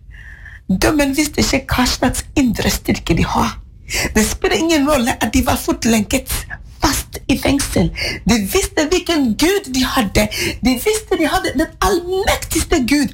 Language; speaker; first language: Norwegian; non-native, fluent; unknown